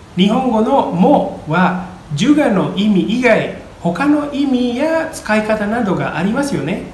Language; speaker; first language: Japanese; non-native, fluent; Indonesian